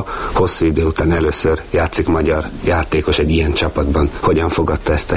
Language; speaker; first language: Hungarian; native; Hungarian